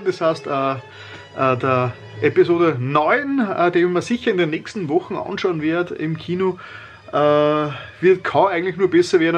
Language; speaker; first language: German; native; German